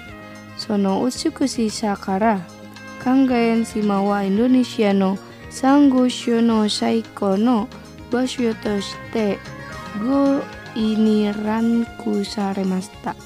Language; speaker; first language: Japanese; non-native, fluent; Indonesian